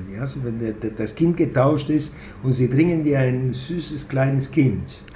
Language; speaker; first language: German; non-native, fluent; Spanish